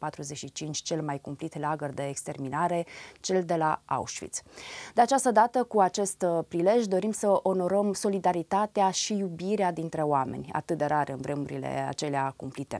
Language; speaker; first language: Romanian; native; Romanian